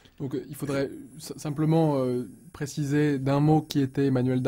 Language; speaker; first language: French; native; French